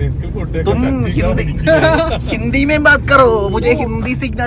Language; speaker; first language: Hindi; non-native, learner; Malayalam